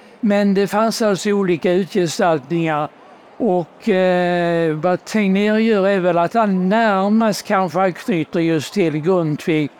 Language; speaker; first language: Swedish; native; Swedish